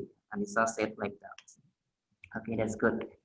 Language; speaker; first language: English; non-native, learner; Indonesian